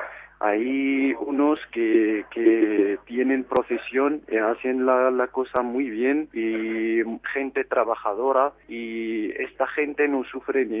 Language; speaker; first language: Spanish; non-native, fluent; Arabic